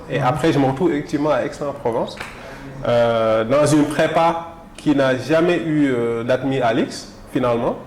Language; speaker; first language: French; non-native, local second language; Wolof